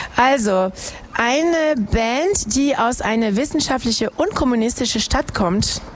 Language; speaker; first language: German; non-native, fluent; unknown